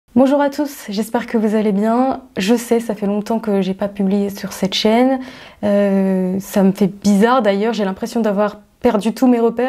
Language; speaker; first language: French; native; French